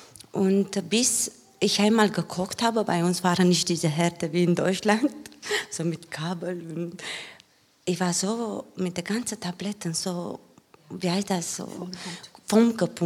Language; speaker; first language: German; non-native, learner; Romanian